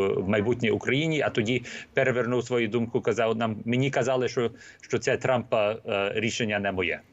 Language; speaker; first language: Ukrainian; early bilingual, heritage; Ukrainian